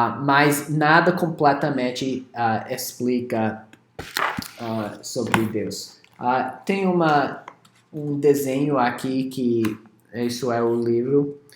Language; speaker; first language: Portuguese; non-native, fluent; English